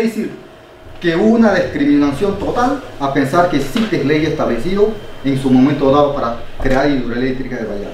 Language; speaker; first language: Spanish; non-native, local second language; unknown